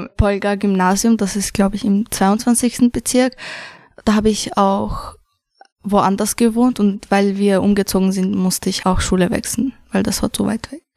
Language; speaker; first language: German; early bilingual, other home language; Arabic